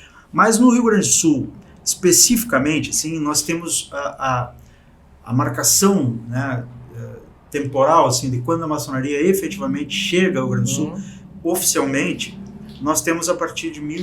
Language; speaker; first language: Portuguese; native; Portuguese